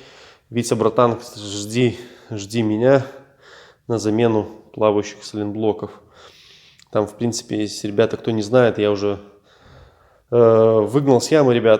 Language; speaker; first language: Russian; native; Russian